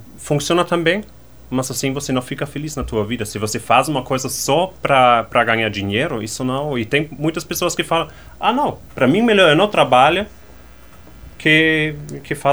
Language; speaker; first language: Portuguese; non-native, fluent; German